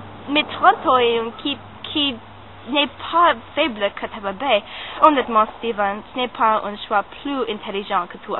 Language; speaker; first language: French; non-native, learner; English